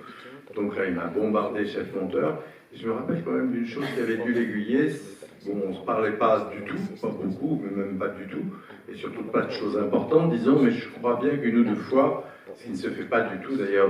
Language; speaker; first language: French; native; French